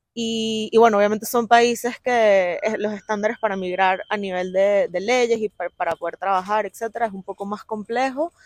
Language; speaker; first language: Spanish; native; Spanish